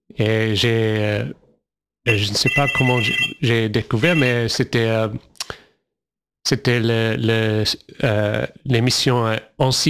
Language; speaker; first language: French; non-native, fluent; English